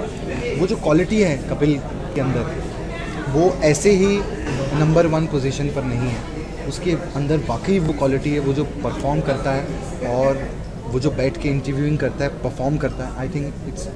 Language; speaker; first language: Hindi; native; Hindi